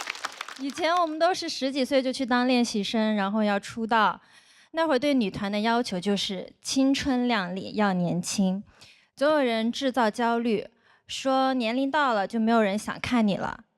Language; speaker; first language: Chinese; native; Chinese